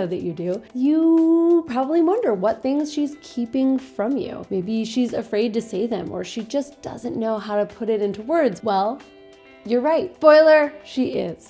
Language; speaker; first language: English; native; English